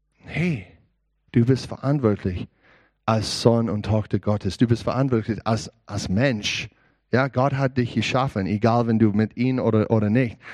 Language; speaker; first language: German; non-native, learner; English